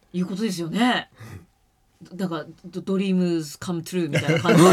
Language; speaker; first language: Japanese; native; Japanese